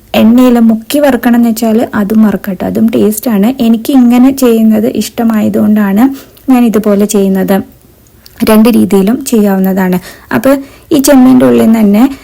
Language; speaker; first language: Malayalam; native; Malayalam